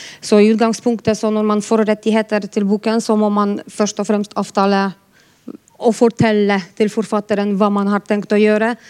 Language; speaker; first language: Norwegian; non-native, fluent; Polish